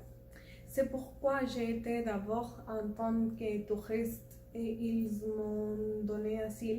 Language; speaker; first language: French; non-native, learner; Spanish